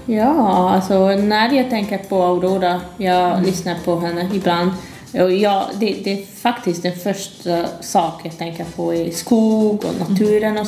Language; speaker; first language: Swedish; non-native, fluent; Hungarian